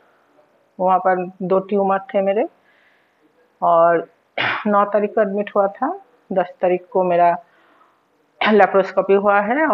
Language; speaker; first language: Hindi; non-native, fluent; Bangla